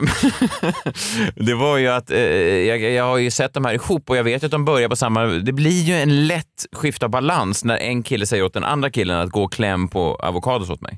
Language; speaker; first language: Swedish; native; Swedish